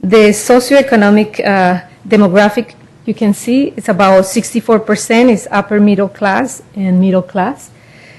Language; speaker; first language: English; non-native, fluent; Spanish